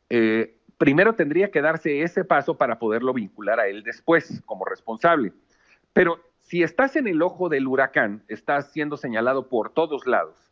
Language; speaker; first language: Spanish; native; Spanish